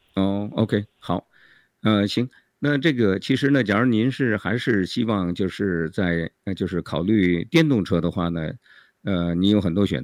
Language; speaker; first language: Chinese; native; Chinese